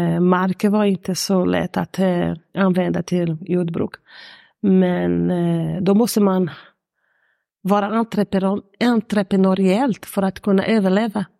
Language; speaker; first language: Swedish; non-native, fluent; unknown